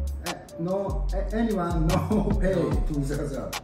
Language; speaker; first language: English; non-native, learner; Japanese